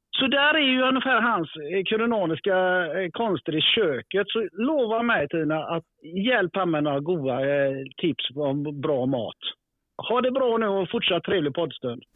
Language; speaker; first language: Swedish; native; Swedish